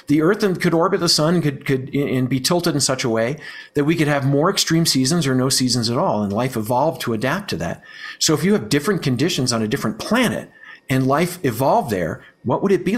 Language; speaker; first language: English; native; English